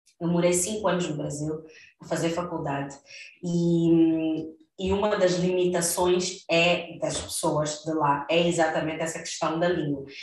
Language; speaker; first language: Portuguese; native; Portuguese